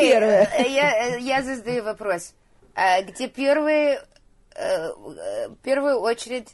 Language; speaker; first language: Russian; early bilingual, heritage; Russian